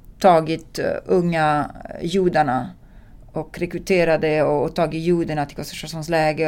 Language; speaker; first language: Swedish; non-native, fluent; Italian